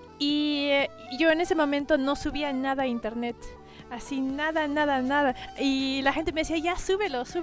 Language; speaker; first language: Spanish; early bilingual, heritage; Spanish